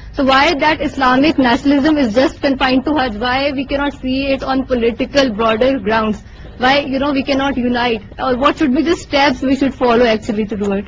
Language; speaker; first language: English; non-native, local second language; Urdu